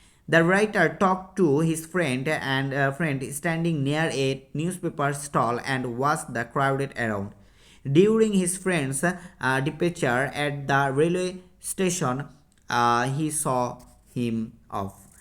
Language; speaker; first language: English; non-native, local second language; Bangla